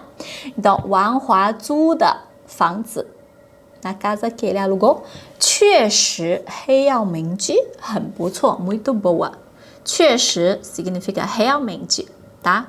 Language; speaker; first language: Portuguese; non-native, fluent; Chinese